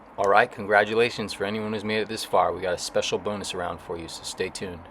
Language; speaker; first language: English; native; English